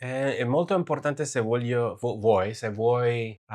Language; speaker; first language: Italian; non-native, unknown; English